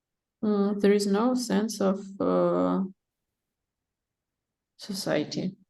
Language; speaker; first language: English; non-native, learner; Russian